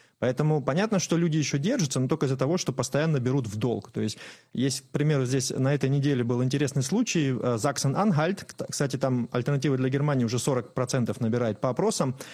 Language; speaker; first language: Russian; native; Russian